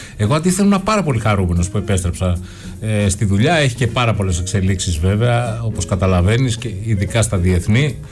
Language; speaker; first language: Greek; native; Greek